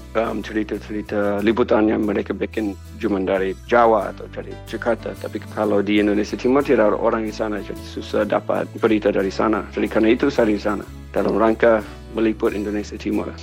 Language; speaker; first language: Indonesian; non-native, fluent; English